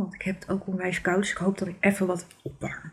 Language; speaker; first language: Dutch; native; Dutch